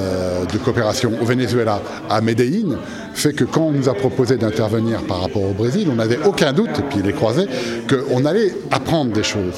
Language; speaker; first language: French; native; French